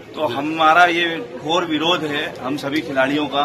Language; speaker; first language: Hindi; native; Hindi